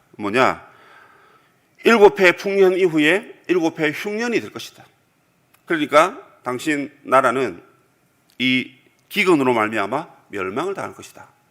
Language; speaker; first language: Korean; native; Korean